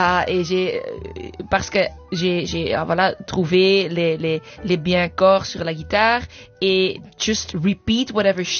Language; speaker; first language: French; non-native, learner; English